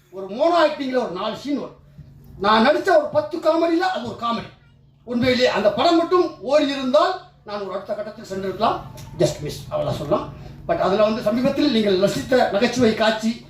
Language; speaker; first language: Tamil; native; Tamil